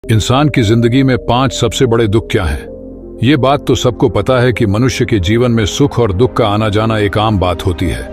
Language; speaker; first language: Hindi; native; Hindi